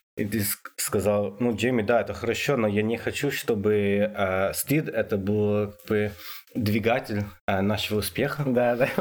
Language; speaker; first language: Russian; non-native, fluent; English